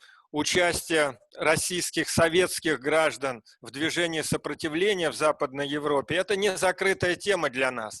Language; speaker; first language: Russian; native; Russian